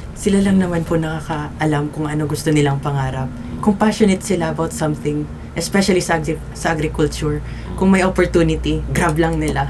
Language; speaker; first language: Filipino; non-native, local second language; Bikol